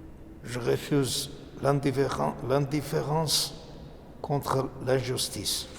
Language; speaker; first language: French; non-native, learner; Armenian